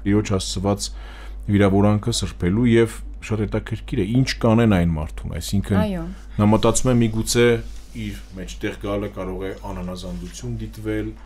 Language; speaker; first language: Armenian; native; Armenian